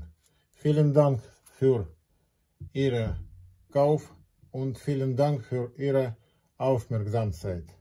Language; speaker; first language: German; non-native, learner; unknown